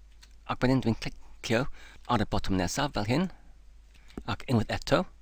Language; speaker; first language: Welsh; non-native, learner; English